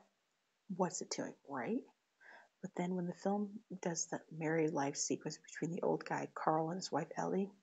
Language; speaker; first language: English; native; English